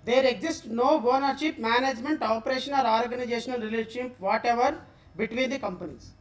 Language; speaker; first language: English; non-native, local second language; Telugu